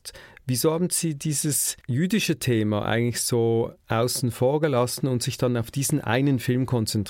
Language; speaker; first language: German; native; German